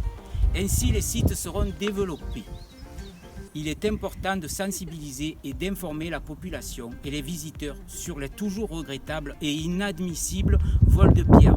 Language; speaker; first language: French; native; French